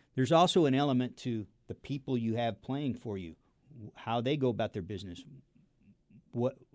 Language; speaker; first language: English; native; English